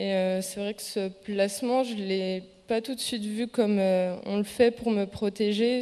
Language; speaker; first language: French; native; French